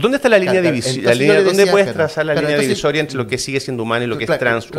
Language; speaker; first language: Spanish; native; Spanish